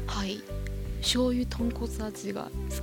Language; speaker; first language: Japanese; non-native, fluent; Chinese